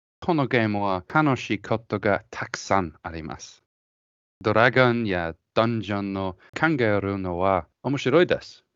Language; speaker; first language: Japanese; non-native, learner; English